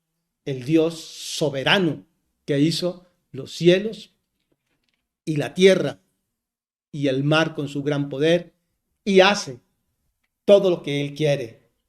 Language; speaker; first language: Spanish; native; Spanish